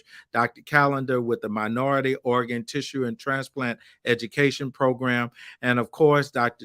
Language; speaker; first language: English; native; English